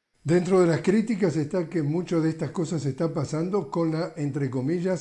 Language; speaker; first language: Spanish; native; Spanish